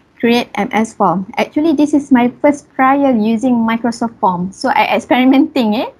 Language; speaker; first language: English; non-native, local second language; Malay